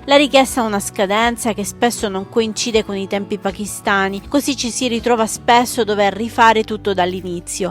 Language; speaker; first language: Italian; native; Italian